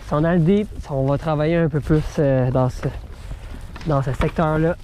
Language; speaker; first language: French; native; French